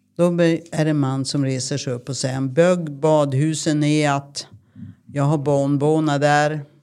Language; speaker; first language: Swedish; native; Swedish